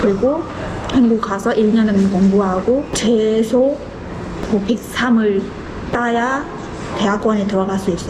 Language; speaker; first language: Korean; non-native, fluent; Khmer